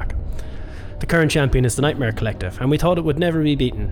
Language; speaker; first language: English; native; English